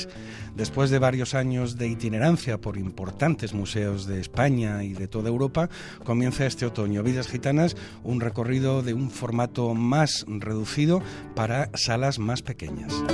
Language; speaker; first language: Spanish; native; Spanish